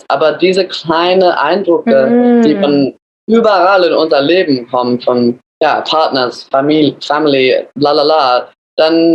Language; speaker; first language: German; early bilingual, other home language; English